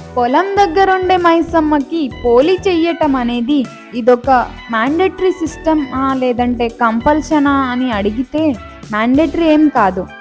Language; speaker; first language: Telugu; non-native, local second language; Lambadi